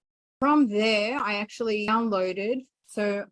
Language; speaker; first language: English; native; English